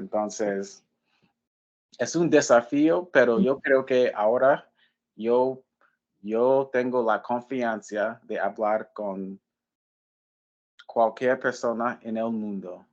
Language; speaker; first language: Spanish; non-native, learner; English